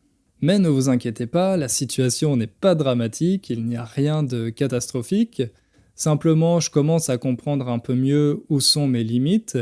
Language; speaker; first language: French; native; French